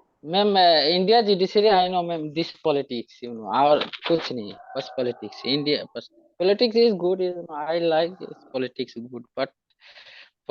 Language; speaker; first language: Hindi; non-native, local second language; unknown